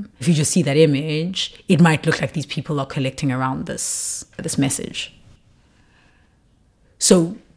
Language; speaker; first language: English; non-native, local second language; Xhosa